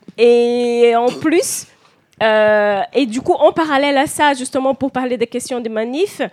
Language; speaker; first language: French; non-native, fluent; Portuguese